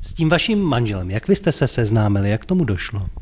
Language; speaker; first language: Czech; native; Czech